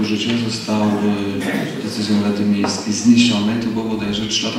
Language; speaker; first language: Polish; native; Polish